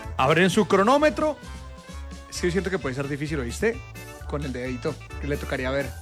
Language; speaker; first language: Spanish; native; Spanish